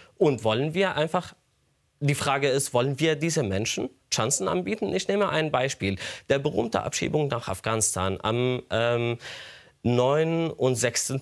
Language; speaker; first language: German; non-native, fluent; Arabic